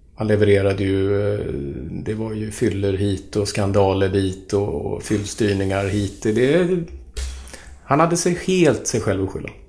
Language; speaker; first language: Swedish; native; Swedish